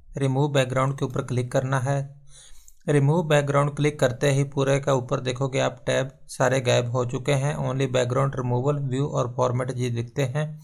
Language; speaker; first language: Hindi; non-native, local second language; Punjabi